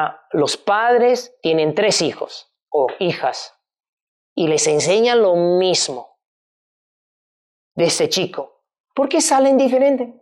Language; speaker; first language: Spanish; non-native, fluent; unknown